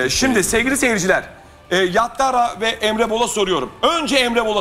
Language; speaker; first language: Turkish; native; Turkish